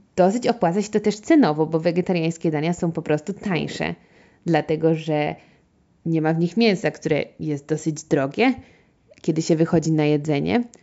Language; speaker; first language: Polish; native; Polish